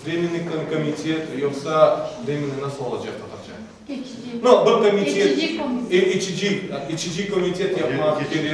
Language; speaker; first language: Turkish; non-native, learner; Tatar